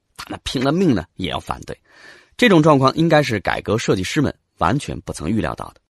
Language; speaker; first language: Chinese; native; Chinese